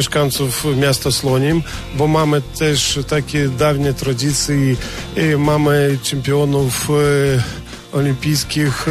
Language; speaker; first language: Polish; non-native, learner; Russian